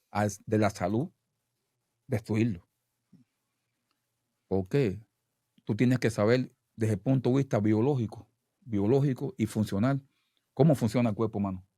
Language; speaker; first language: Spanish; native; Spanish